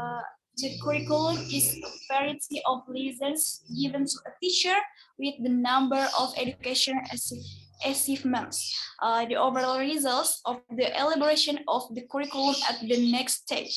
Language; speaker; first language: English; non-native, learner; Indonesian